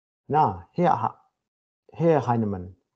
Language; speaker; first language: German; non-native, learner; Azerbaijani